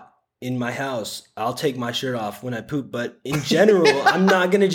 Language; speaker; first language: English; native; English